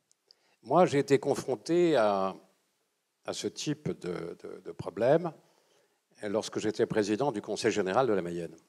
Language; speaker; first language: French; native; French